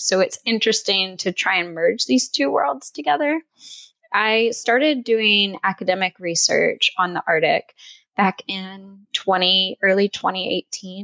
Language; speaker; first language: English; native; English